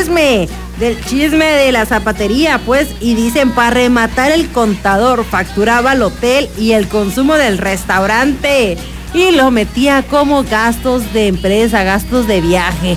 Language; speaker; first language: Spanish; native; Spanish